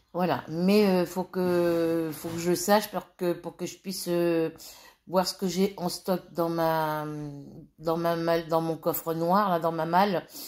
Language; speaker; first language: French; native; French